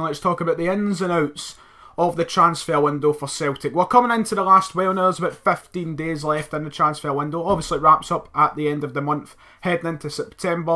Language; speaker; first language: English; native; English